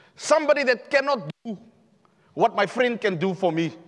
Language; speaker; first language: English; non-native, local second language; Afrikaans